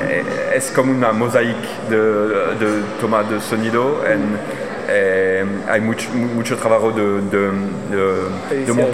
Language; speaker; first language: Spanish; non-native, learner; French